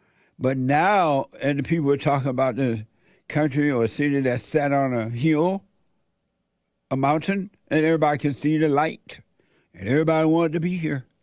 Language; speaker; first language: English; native; English